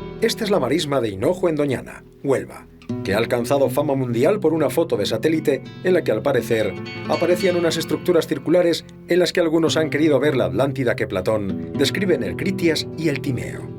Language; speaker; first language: Spanish; native; Spanish